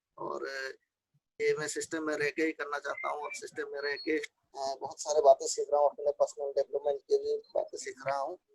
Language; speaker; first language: Hindi; non-native, local second language; Assamese